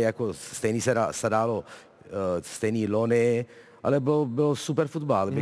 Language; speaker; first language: Czech; non-native, fluent; Italian